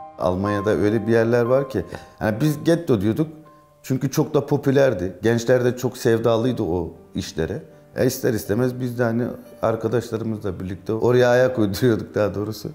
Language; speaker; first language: Turkish; early bilingual, heritage; Turkish